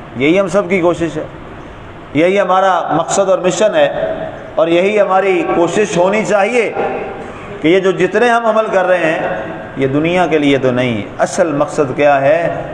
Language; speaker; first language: Urdu; non-native, local second language; Punjabi